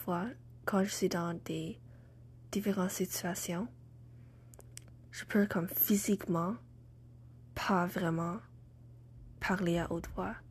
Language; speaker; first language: French; non-native, learner; English